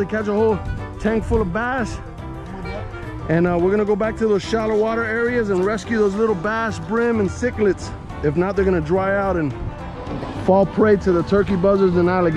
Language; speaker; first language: English; native; English